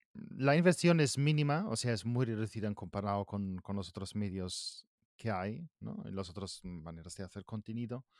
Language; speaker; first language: Spanish; non-native, fluent; German